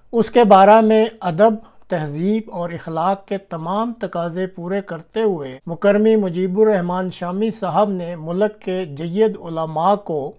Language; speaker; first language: Urdu; non-native, local second language; Punjabi